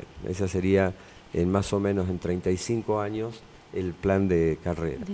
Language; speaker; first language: Spanish; native; Spanish